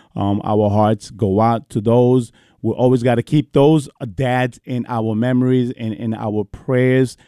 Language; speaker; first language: English; early bilingual, other home language; Spanish